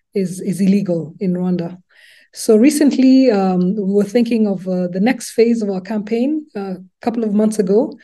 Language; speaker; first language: English; non-native, local second language; Luba-Lulua